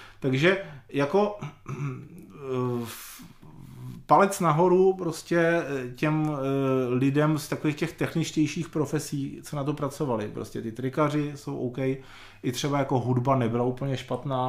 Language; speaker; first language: Czech; native; Czech